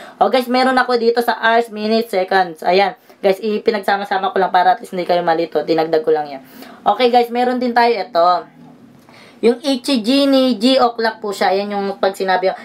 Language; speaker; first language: Filipino; native; Filipino